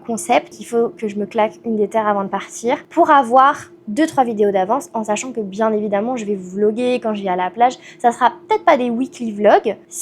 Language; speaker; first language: French; native; French